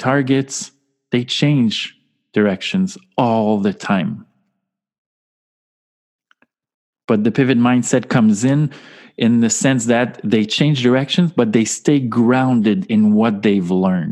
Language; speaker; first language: English; non-native, fluent; French